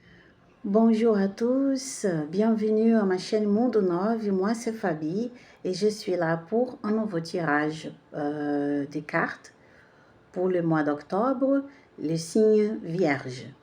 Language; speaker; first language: French; non-native, fluent; Portuguese